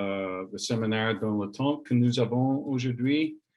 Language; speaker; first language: French; non-native, learner; English